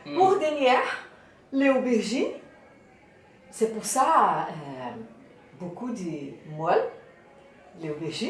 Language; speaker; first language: French; non-native, learner; Portuguese